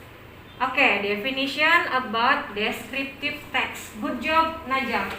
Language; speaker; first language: English; non-native, learner; Indonesian